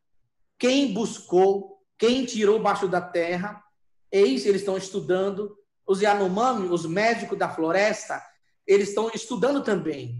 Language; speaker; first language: Portuguese; non-native, local second language; Yanomámi